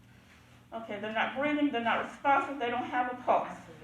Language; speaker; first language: English; native; English